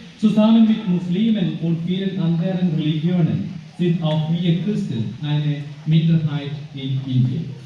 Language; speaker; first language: German; non-native, fluent; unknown